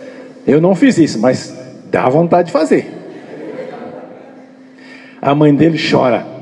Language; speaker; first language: Portuguese; native; Portuguese